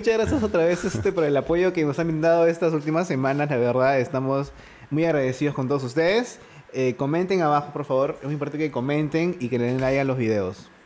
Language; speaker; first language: Spanish; native; Spanish